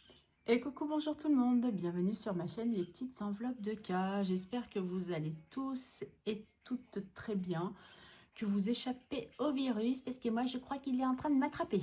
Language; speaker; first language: French; native; French